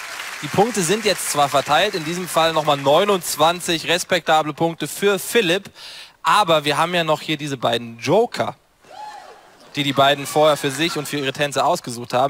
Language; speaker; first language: German; native; German